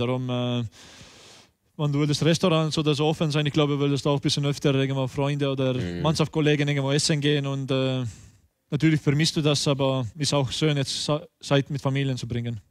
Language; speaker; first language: German; non-native, learner; Estonian